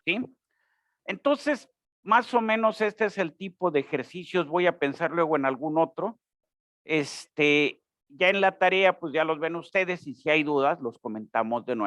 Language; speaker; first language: Spanish; native; Spanish